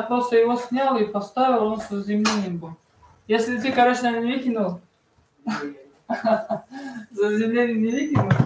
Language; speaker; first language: Russian; non-native, fluent; Tajik